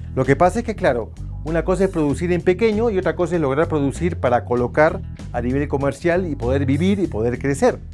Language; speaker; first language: Spanish; native; Spanish